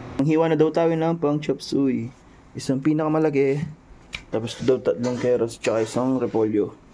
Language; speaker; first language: Filipino; non-native, local second language; Pampanga